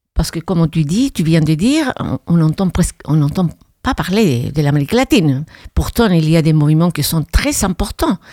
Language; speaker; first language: French; non-native, fluent; Spanish